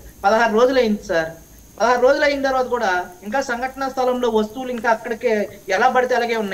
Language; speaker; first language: Telugu; native; Telugu